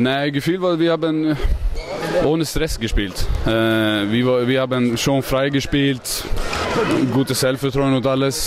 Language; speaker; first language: German; non-native, learner; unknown